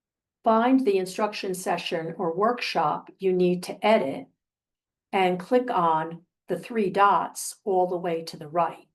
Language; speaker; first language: English; native; English